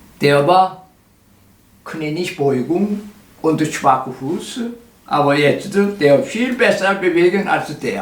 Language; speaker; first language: German; non-native, learner; Korean